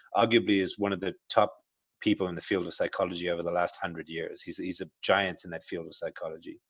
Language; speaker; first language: English; native; English